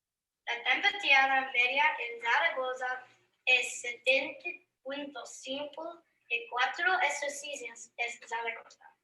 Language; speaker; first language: Spanish; non-native, learner; English